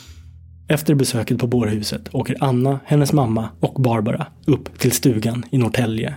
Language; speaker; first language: Swedish; native; Swedish